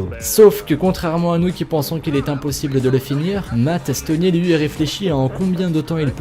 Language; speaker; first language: French; native; French